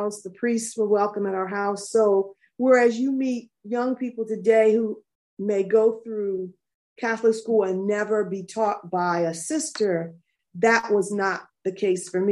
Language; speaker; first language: English; native; English